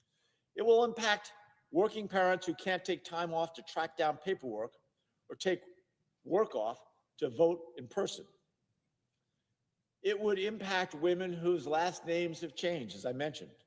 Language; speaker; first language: English; native; English